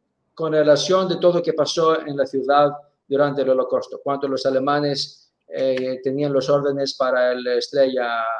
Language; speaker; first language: Spanish; non-native, fluent; Greek